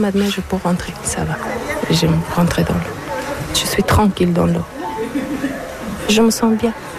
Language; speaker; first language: French; non-native, learner; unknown